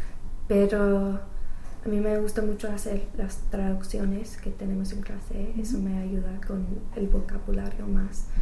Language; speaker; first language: Spanish; non-native, learner; English